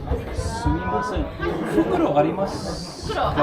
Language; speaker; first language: Japanese; non-native, learner; English